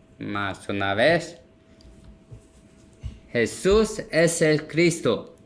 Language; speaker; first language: Spanish; non-native, learner; Korean